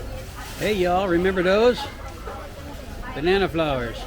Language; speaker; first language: English; native; English